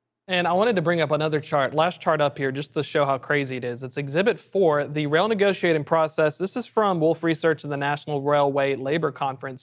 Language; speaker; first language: English; native; English